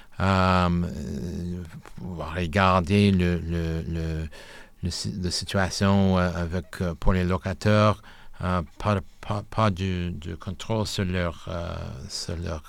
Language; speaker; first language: French; non-native, local second language; English